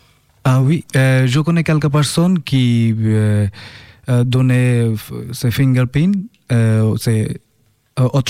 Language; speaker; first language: French; non-native, learner; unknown